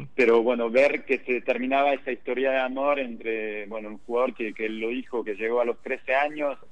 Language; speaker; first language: Spanish; non-native, fluent; French